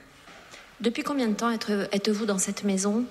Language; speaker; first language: French; native; French